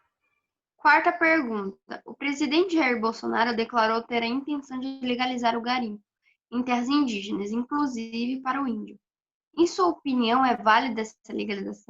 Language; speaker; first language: Portuguese; native; Portuguese